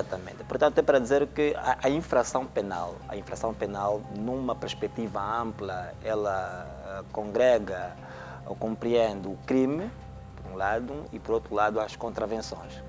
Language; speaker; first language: Portuguese; native; Portuguese